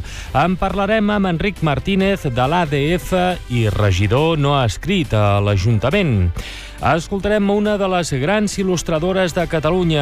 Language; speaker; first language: Catalan; native; Catalan